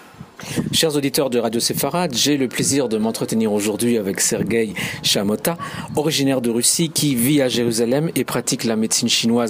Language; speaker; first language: French; native; French